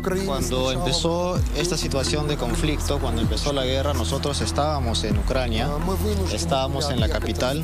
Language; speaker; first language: Spanish; non-native, fluent; Ukrainian